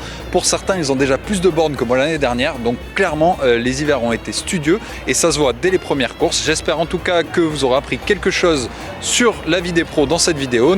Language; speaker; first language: French; native; French